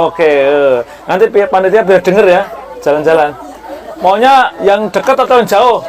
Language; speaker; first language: Indonesian; native; Indonesian